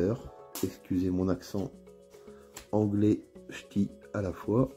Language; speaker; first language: French; native; French